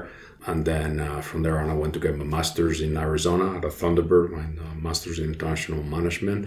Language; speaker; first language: English; non-native, fluent; Spanish